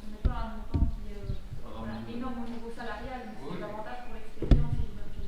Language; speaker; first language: French; native; French